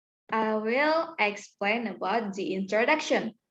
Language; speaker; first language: English; non-native, learner; Indonesian